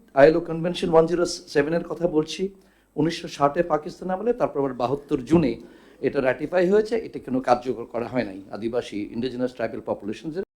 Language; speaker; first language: Bangla; non-native, local second language; Chakma